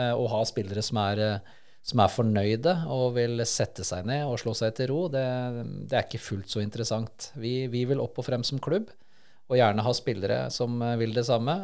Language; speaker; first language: Norwegian; early bilingual, other home language; Spanish